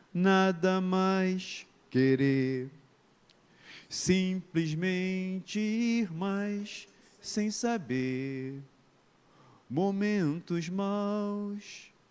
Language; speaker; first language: Portuguese; native; Portuguese